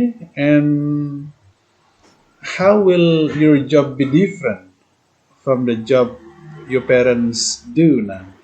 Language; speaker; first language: English; non-native, fluent; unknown